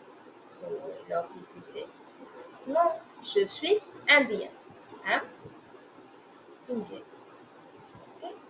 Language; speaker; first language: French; non-native, fluent; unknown